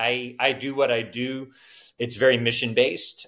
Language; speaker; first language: English; native; English